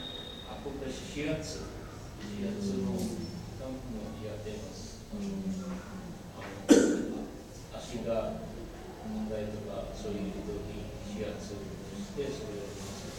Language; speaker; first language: Japanese; non-native, learner; Bangla